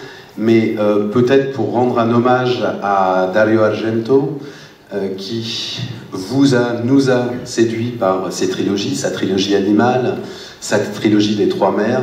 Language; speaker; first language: French; native; French